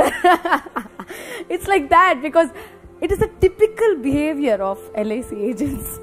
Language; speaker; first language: English; non-native, local second language; Telugu